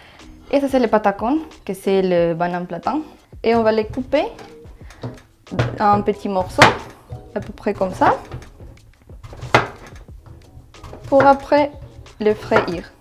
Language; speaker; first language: French; non-native, fluent; Spanish